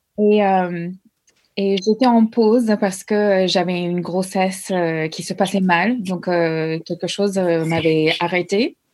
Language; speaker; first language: French; non-native, fluent; English